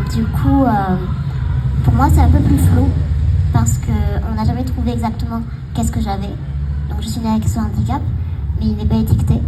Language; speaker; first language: French; native; French